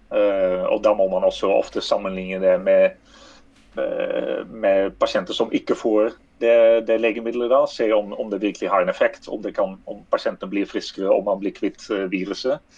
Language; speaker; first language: Norwegian; non-native, fluent; Dutch